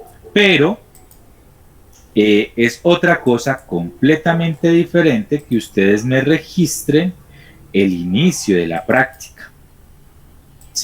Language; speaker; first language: Spanish; native; Spanish